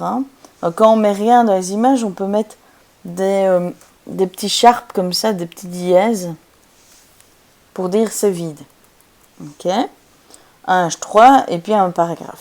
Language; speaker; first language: French; native; French